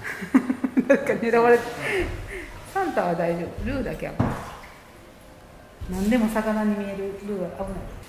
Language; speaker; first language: Japanese; native; Japanese